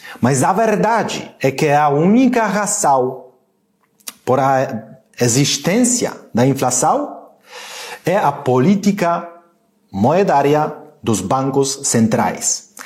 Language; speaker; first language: Portuguese; non-native, learner; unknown